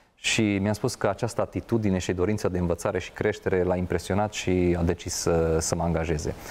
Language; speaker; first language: Romanian; non-native, local second language; Hungarian